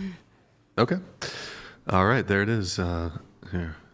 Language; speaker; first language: English; native; English